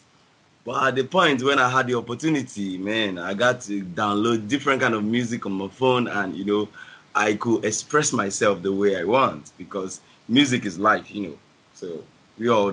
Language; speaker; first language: English; non-native, local second language; Yoruba